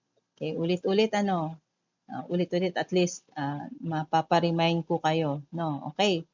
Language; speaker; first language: Filipino; native; Filipino